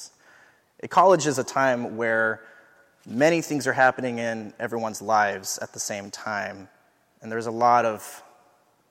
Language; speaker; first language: English; native; English